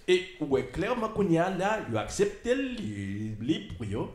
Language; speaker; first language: French; native; French